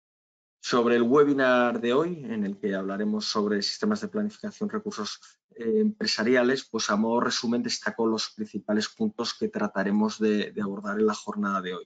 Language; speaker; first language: Spanish; native; Spanish